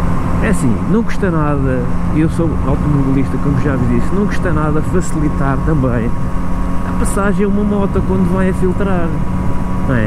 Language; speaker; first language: Portuguese; native; Portuguese